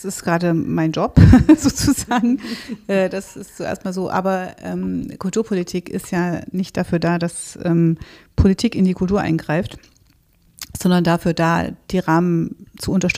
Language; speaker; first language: German; native; German